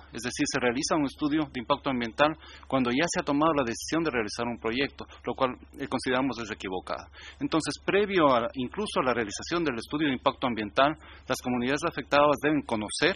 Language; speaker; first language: Spanish; native; Spanish